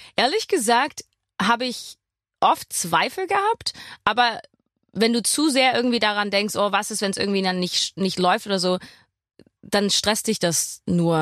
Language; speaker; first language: German; non-native, fluent; English